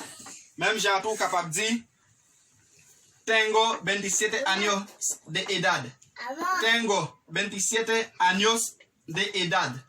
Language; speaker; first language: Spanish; non-native, fluent; Haitian Creole